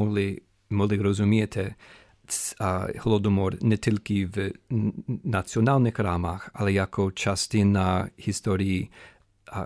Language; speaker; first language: Ukrainian; non-native, fluent; English